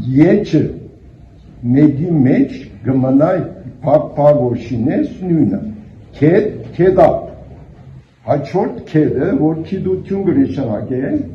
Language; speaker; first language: Armenian; early bilingual, heritage; Armenian